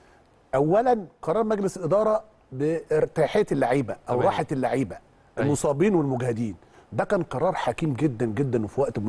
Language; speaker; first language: Arabic; native; Arabic